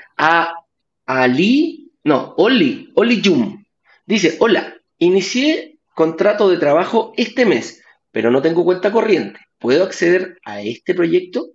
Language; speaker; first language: Spanish; native; Spanish